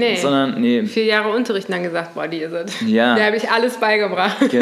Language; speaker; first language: German; native; German